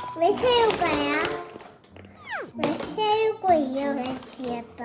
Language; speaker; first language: Korean; early bilingual, other home language; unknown